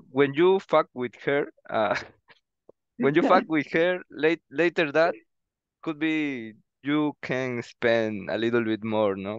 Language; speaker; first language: English; non-native, learner; Spanish